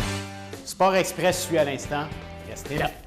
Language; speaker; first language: French; native; French